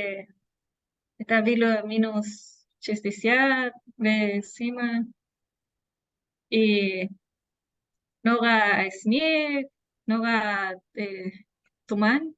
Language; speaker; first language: Russian; non-native, learner; Spanish